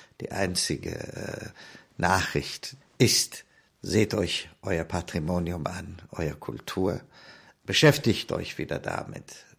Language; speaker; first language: German; non-native, fluent; Italian